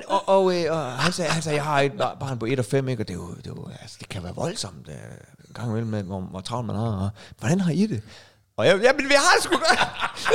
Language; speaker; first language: Danish; native; Danish